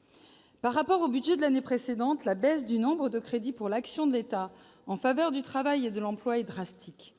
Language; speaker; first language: French; native; French